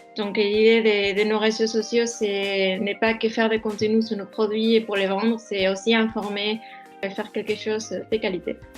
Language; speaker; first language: French; non-native, fluent; Spanish